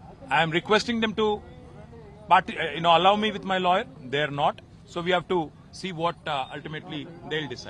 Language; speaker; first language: English; non-native, local second language; Telugu